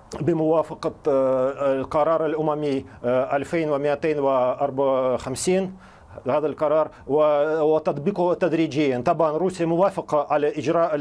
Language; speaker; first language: Arabic; non-native, fluent; Russian